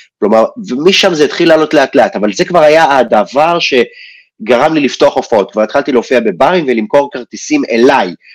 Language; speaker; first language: Hebrew; early bilingual, other home language; Russian